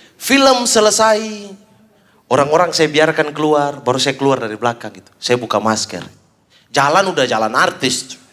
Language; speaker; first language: Indonesian; native; Indonesian